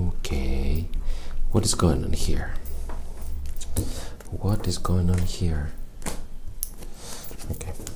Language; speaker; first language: English; non-native, fluent; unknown